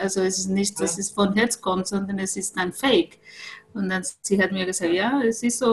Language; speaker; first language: German; non-native, fluent; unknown